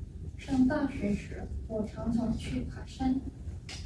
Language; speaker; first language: Chinese; non-native, learner; Indonesian